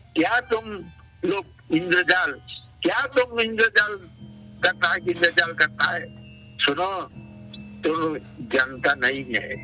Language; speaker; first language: Hindi; non-native, local second language; Bangla